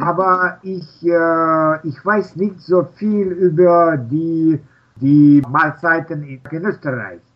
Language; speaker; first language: German; non-native, learner; Russian